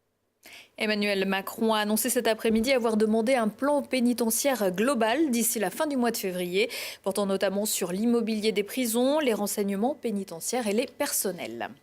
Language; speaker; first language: French; native; French